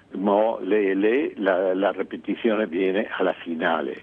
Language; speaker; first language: Italian; non-native, fluent; Spanish